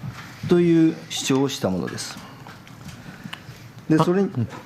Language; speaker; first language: Japanese; native; Japanese